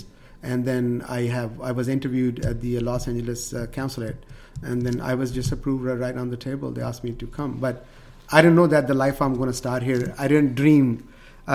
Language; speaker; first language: English; non-native, local second language; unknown